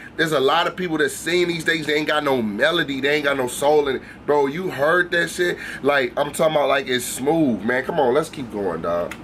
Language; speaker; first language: English; native; English